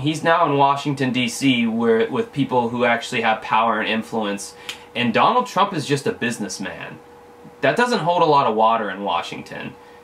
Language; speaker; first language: English; native; English